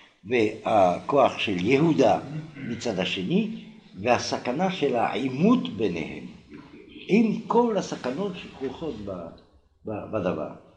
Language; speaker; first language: Hebrew; non-native, fluent; French